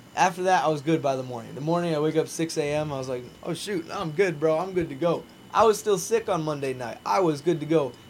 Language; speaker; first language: English; native; English